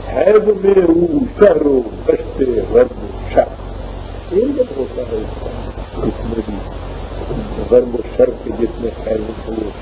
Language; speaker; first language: Urdu; native; Urdu